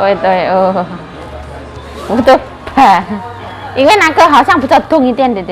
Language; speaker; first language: Chinese; non-native, learner; Indonesian